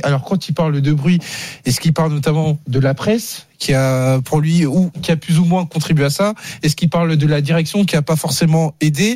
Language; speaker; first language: French; native; French